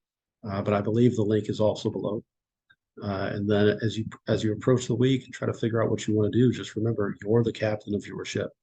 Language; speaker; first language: English; native; English